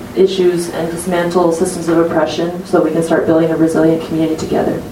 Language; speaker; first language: English; native; English